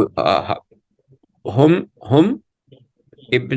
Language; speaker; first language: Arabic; non-native, learner; Urdu